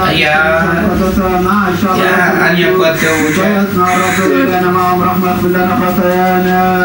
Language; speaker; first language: German; non-native, learner; Arabic